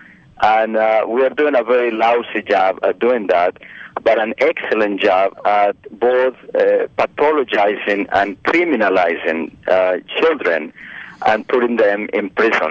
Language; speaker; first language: English; non-native, fluent; Spanish